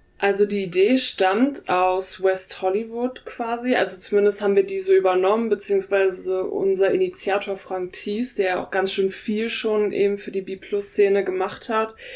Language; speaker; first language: German; native; German